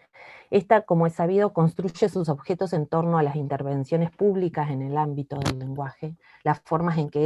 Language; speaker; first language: Spanish; native; Spanish